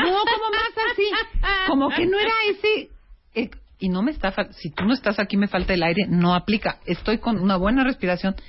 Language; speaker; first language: Spanish; native; Spanish